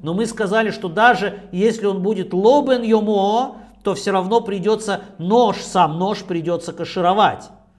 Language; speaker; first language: Russian; native; Russian